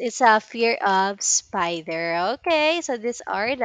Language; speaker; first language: English; non-native, local second language; Filipino